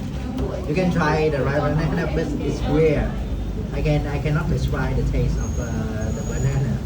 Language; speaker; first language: English; non-native, fluent; Vietnamese